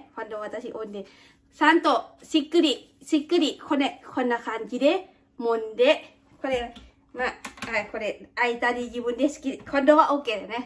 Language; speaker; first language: Japanese; non-native, fluent; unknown